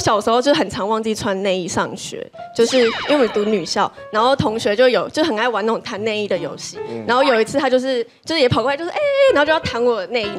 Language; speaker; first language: Chinese; native; Chinese